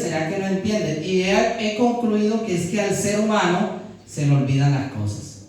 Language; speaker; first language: Spanish; native; Spanish